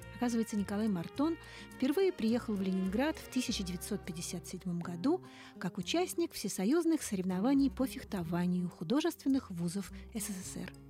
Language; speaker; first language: Russian; native; Russian